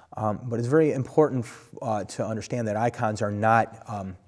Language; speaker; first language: English; native; English